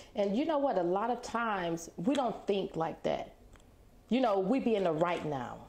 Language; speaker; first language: English; native; English